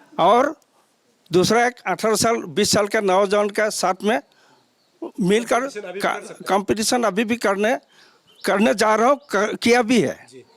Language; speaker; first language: Hindi; non-native, local second language; Assamese